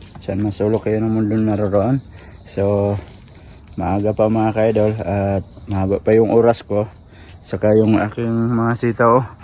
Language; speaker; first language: Filipino; non-native, local second language; Cebuano